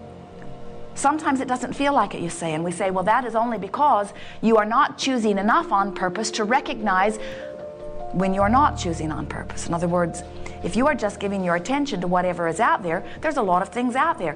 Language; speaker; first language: English; native; English